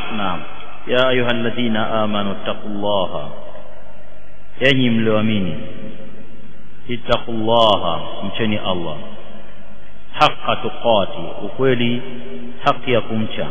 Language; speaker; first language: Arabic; non-native, fluent; Swahili